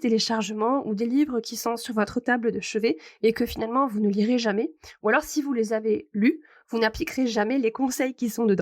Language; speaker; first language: French; native; French